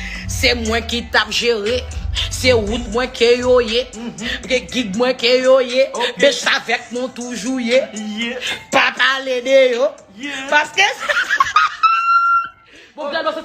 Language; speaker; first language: Haitian Creole; native; Haitian Creole